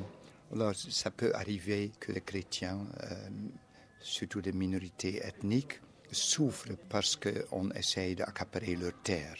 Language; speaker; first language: French; non-native, fluent; Dutch